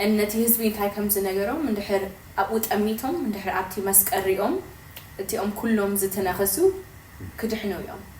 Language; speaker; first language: Tigrinya; early bilingual, heritage; Tigrinya